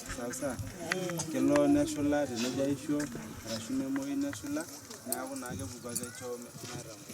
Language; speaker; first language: Swahili; non-native, local second language; Masai